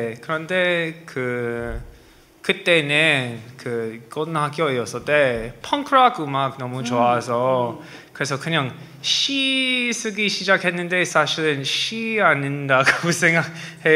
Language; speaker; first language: Korean; non-native, learner; English